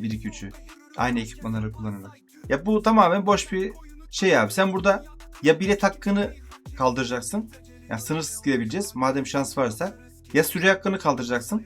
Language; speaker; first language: Turkish; native; Turkish